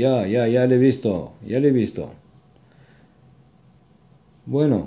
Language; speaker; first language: Spanish; non-native, learner; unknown